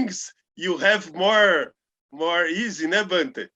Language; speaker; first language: English; non-native, learner; Portuguese